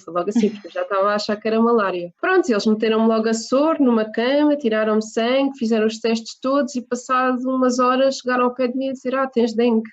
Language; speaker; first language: Portuguese; native; Portuguese